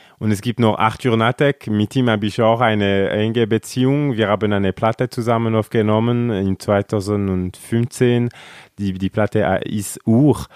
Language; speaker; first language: German; non-native, local second language; French